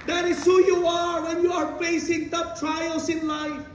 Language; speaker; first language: English; non-native, local second language; Filipino